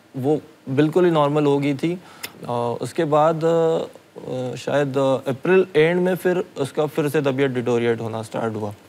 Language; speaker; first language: Hindi; non-native, local second language; Marathi